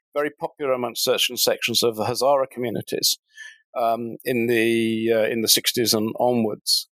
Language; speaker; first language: English; native; English